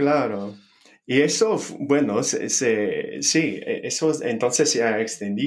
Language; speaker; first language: Spanish; non-native, fluent; English